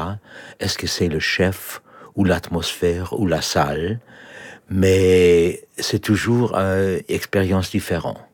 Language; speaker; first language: French; non-native, fluent; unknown